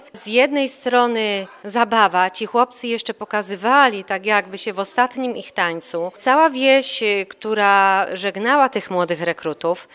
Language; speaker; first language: Polish; native; Polish